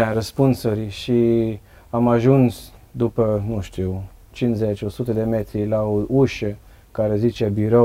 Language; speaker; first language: Romanian; non-native, learner; Dutch